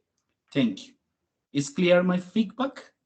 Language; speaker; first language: English; non-native, fluent; Spanish